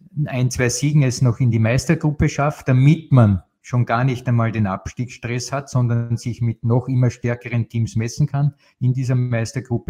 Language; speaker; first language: German; native; German